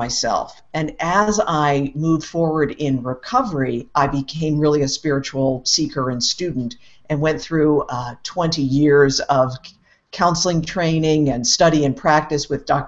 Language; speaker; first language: English; native; English